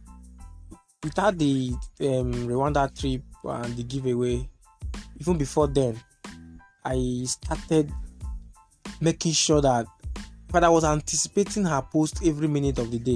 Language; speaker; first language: English; non-native, local second language; Igbo